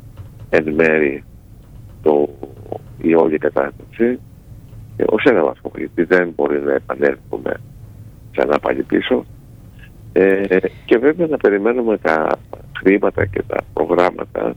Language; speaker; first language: Greek; native; Greek